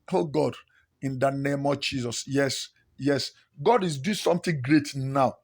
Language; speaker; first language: English; non-native, local second language; Yoruba